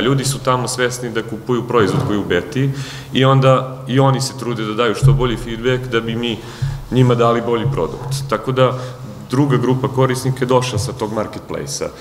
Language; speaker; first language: Serbian; native; Serbian